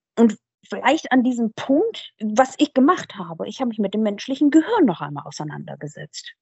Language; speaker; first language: German; early bilingual, other home language; Persian